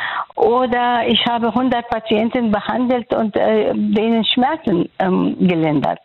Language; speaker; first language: German; non-native, fluent; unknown